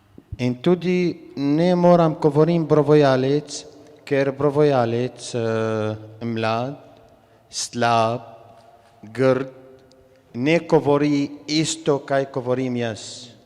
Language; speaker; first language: Slovenian; non-native, learner; Arabic